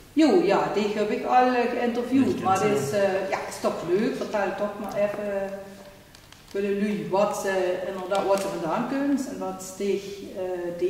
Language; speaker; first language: Dutch; native; Dutch